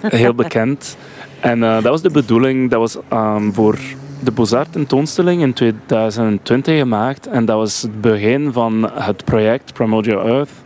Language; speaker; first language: Dutch; non-native, local second language; French